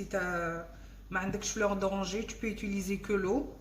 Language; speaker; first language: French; non-native, local second language; Arabic